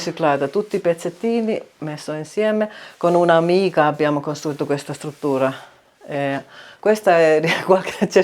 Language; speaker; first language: Italian; non-native, learner; Finnish